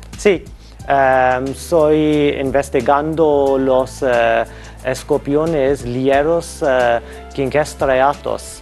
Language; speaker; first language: Spanish; non-native, learner; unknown